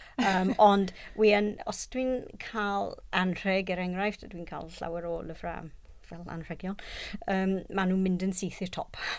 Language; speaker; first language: Welsh; non-native, local second language; English